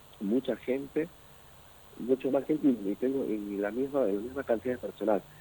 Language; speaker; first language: Spanish; native; Spanish